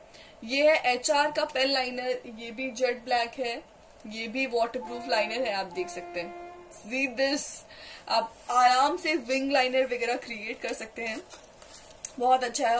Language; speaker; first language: Hindi; native; Hindi